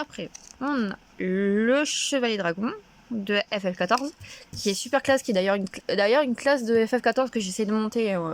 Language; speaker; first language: French; native; French